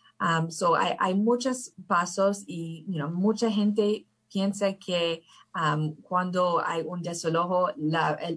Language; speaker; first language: Spanish; early bilingual, heritage; English